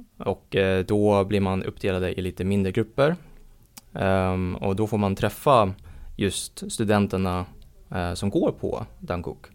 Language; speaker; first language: Swedish; early bilingual, heritage; Swedish